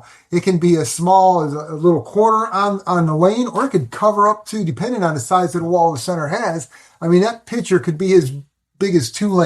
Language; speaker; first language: English; native; English